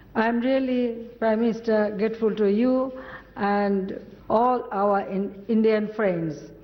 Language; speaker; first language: English; non-native, local second language; Bangla